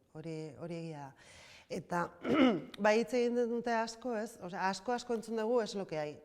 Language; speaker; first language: Basque; native; Basque